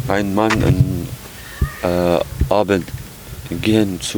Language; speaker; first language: German; non-native, learner; Arabic